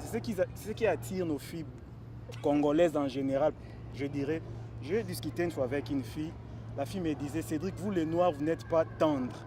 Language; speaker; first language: French; non-native, local second language; Lingala